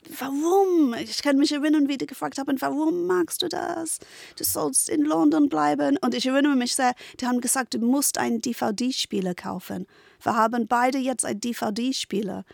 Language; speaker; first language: German; non-native, fluent; English